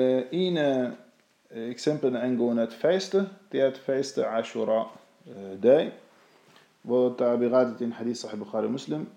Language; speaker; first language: Danish; non-native, fluent; Arabic